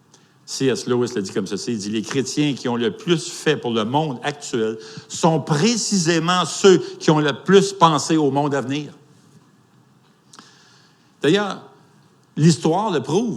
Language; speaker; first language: French; native; French